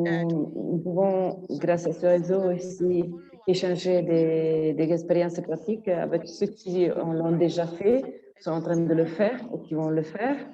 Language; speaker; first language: French; non-native, fluent; Italian